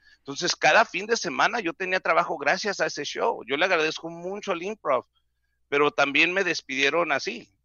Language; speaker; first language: Spanish; native; Spanish